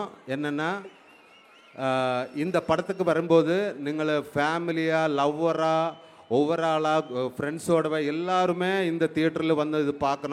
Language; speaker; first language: Tamil; non-native, local second language; Malayalam